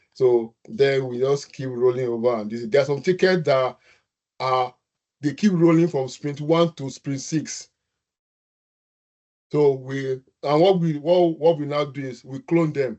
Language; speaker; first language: English; non-native, local second language; Yoruba